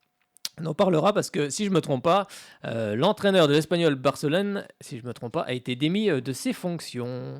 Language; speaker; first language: French; native; French